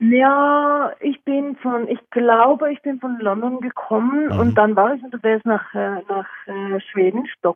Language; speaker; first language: German; non-native, fluent; Norwegian